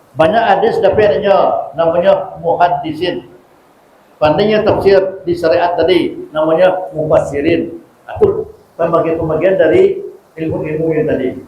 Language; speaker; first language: Malay; non-native, local second language; Minangkabau